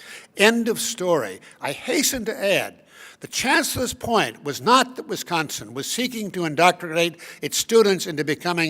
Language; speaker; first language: English; native; English